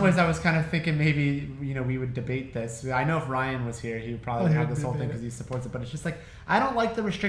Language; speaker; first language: English; native; English